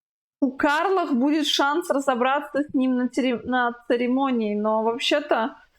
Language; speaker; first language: Russian; native; Russian